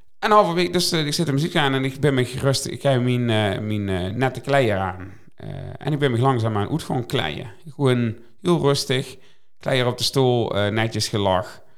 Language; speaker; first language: Dutch; native; Dutch